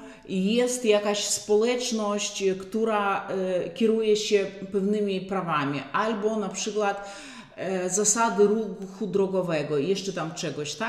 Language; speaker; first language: Polish; non-native, fluent; Russian